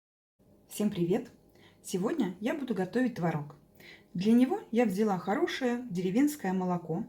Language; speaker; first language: Russian; native; Russian